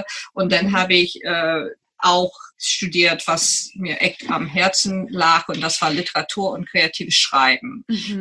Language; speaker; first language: German; non-native, fluent; English